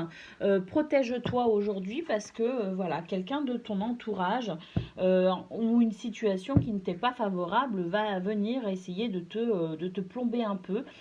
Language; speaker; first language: French; native; French